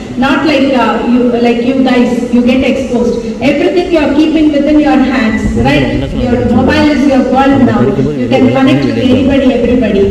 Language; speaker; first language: English; non-native, local second language; Tamil